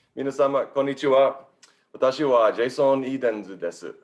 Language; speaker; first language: Japanese; non-native, learner; English